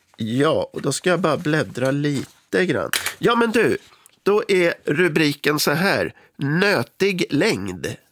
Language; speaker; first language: Swedish; native; Swedish